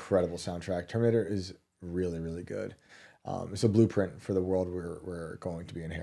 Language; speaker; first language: English; native; English